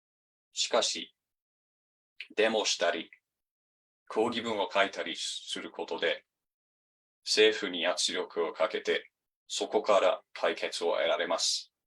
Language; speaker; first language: Japanese; non-native, fluent; English